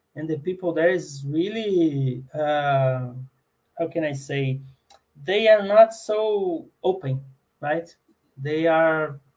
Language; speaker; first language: English; non-native, learner; Portuguese